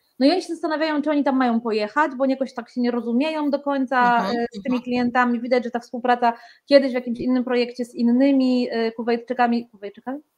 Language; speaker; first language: Polish; native; Polish